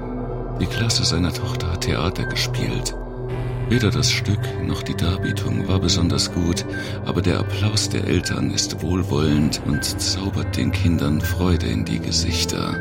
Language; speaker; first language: German; native; German